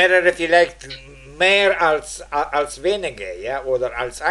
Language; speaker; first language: German; non-native, fluent; Russian